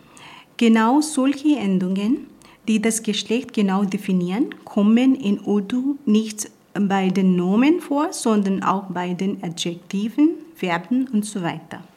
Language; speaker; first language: German; non-native, fluent; Punjabi